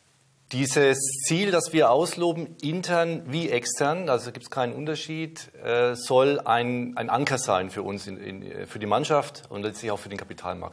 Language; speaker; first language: German; native; German